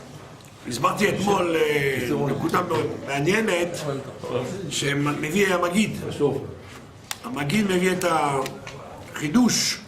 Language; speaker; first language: Hebrew; non-native, fluent; French